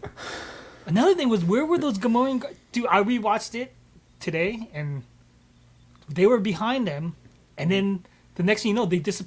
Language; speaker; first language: English; native; English